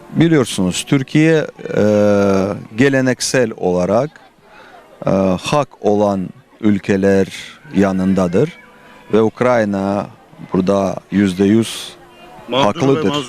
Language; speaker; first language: Turkish; non-native, fluent; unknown